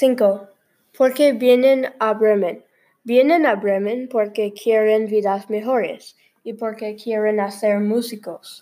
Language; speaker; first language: Spanish; non-native, learner; English